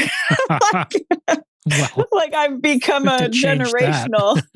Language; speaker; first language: English; native; English